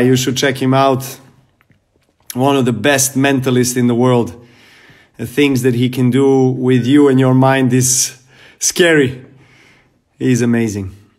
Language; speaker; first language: English; non-native, fluent; Serbian